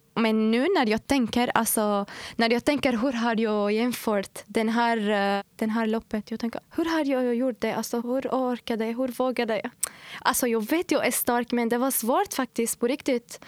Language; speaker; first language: Swedish; non-native, fluent; Arabic